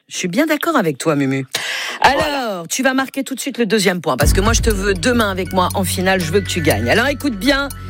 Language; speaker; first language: French; native; French